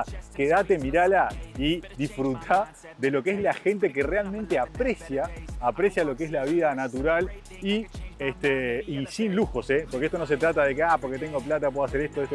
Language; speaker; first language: Spanish; native; Spanish